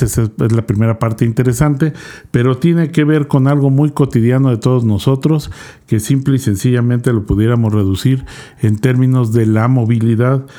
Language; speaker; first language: Spanish; native; Spanish